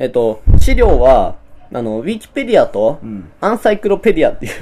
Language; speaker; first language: Japanese; native; Japanese